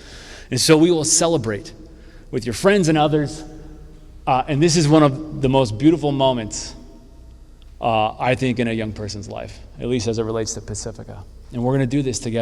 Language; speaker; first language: English; native; English